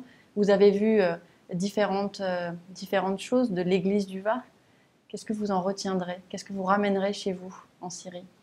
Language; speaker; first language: French; native; French